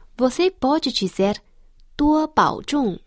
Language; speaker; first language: Portuguese; non-native, fluent; Chinese